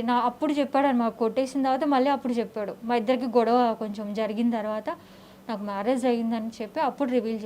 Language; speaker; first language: Telugu; native; Telugu